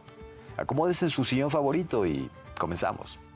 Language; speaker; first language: Spanish; native; Spanish